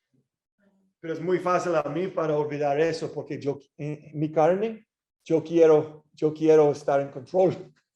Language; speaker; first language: Spanish; non-native, fluent; English